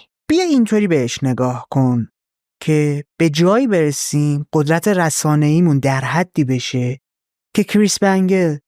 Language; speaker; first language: Persian; native; Persian